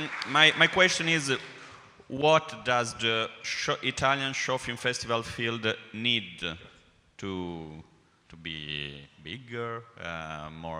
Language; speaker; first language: English; non-native, fluent; Italian